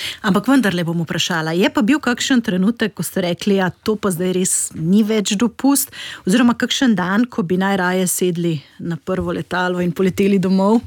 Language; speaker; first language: Slovenian; native; Slovenian